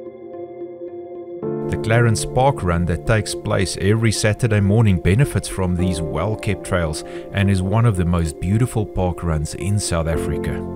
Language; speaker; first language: English; non-native, local second language; Afrikaans